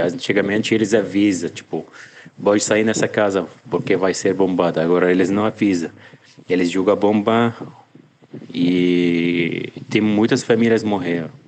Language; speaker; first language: Portuguese; non-native, learner; Arabic